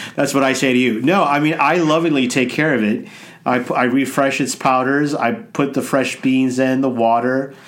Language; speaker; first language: English; native; English